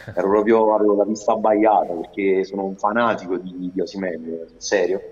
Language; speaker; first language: Italian; native; Italian